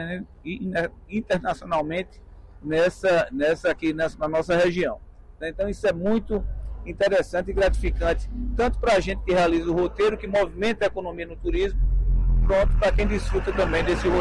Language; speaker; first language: Portuguese; native; Portuguese